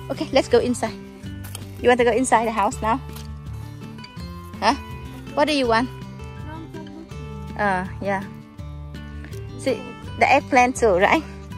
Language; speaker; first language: English; non-native, learner; Vietnamese